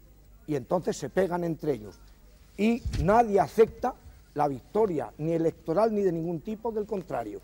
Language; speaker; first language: Spanish; native; Spanish